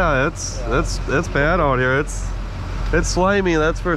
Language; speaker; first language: English; native; English